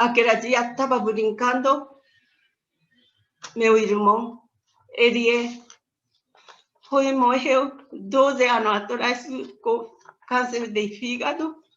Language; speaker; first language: Portuguese; non-native, learner; Japanese